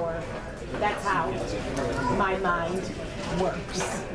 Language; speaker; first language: English; native; English